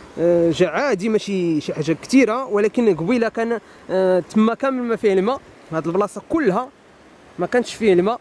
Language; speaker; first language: Arabic; native; Arabic